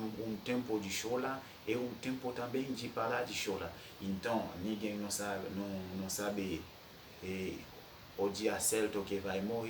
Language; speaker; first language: Portuguese; non-native, fluent; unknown